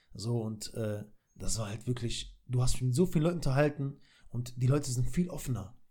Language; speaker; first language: German; early bilingual, other home language; Albanian